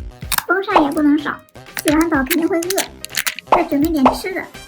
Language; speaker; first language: Chinese; native; Chinese